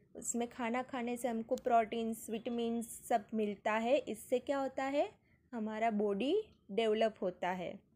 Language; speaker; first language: Hindi; non-native, local second language; Gujarati